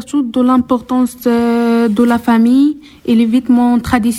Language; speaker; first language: French; non-native, local second language; Arabic